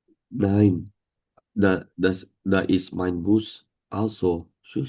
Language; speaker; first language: German; non-native, learner; Indonesian